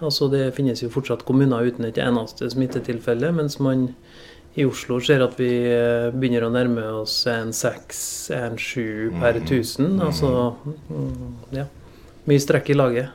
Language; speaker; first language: Norwegian; native; Norwegian